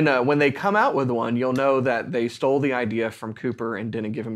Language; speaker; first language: English; native; English